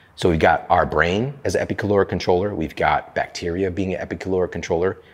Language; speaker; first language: English; native; English